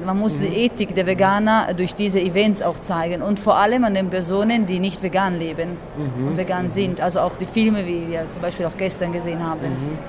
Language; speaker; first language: German; non-native, fluent; Italian